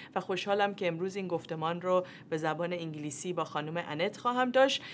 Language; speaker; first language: Persian; native; Persian